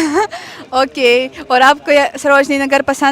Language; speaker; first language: Hindi; non-native, learner; Russian